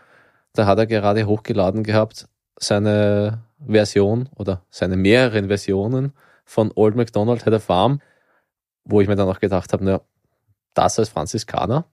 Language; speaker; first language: German; native; German